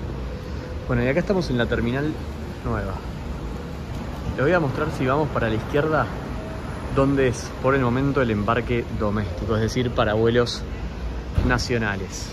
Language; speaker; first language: Spanish; native; Spanish